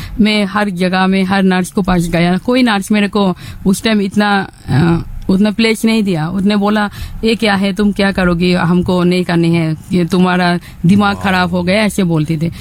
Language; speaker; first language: Hindi; non-native, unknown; Bangla